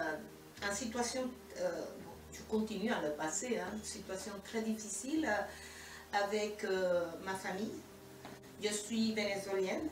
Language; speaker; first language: French; non-native, fluent; Spanish